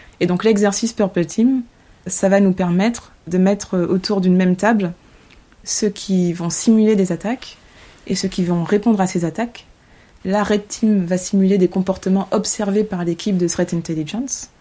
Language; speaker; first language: French; native; French